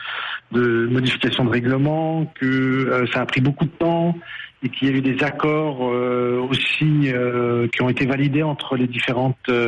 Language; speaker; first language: French; native; French